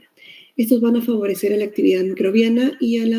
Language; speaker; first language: Spanish; native; Spanish